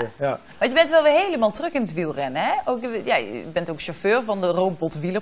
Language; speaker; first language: Dutch; native; Dutch